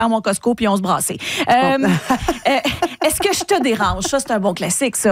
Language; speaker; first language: French; native; French